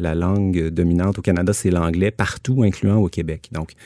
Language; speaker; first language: French; native; French